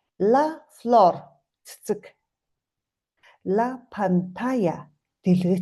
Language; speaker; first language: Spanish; non-native, fluent; Mongolian